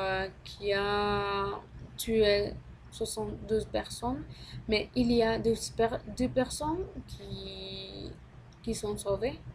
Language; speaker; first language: French; non-native, learner; Spanish